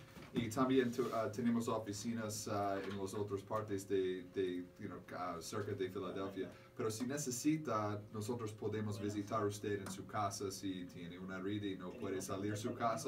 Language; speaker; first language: Spanish; non-native, learner; English